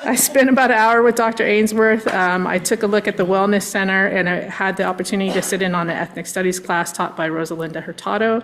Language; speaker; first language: English; native; English